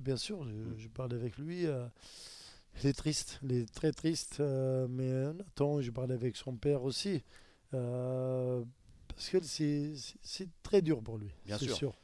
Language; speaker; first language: French; non-native, learner; Arabic